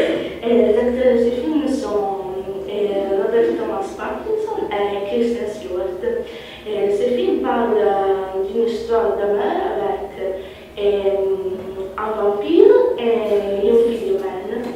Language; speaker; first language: French; non-native, learner; Italian